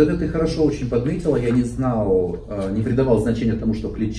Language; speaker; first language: Russian; native; Russian